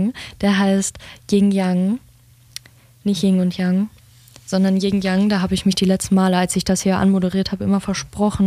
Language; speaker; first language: German; native; German